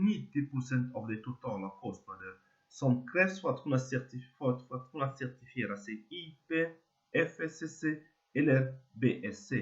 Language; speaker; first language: Swedish; non-native, fluent; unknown